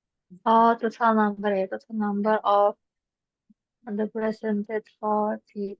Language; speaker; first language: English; non-native, learner; Indonesian